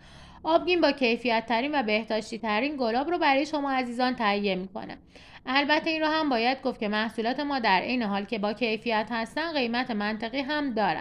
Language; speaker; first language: Persian; native; Persian